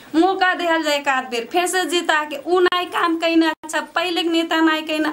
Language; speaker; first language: Bhojpuri; native; Bhojpuri